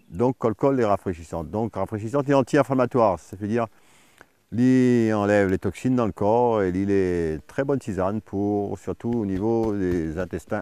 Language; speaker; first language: French; native; French